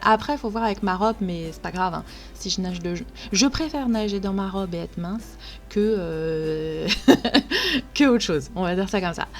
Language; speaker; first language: French; native; French